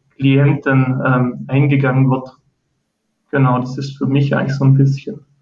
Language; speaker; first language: German; native; German